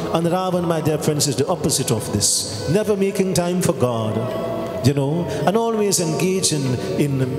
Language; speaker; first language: English; native; English